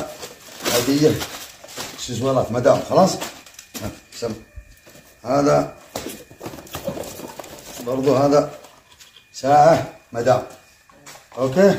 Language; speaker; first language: Arabic; non-native, learner; Bangla